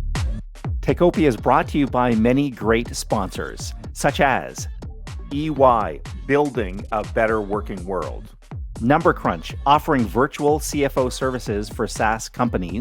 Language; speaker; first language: English; native; English